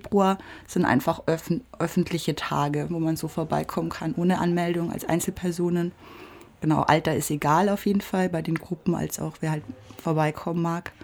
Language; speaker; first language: German; native; German